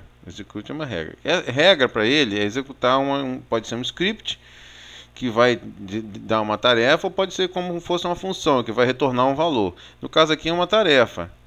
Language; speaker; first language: Portuguese; native; Portuguese